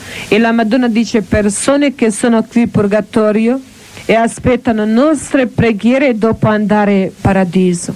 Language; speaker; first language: Italian; non-native, learner; Croatian